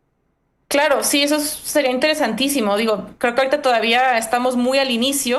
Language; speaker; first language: Spanish; native; Spanish